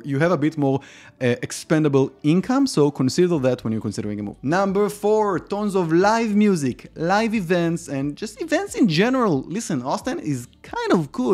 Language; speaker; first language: English; non-native, fluent; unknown